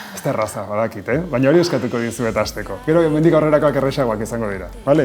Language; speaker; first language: Basque; native; Basque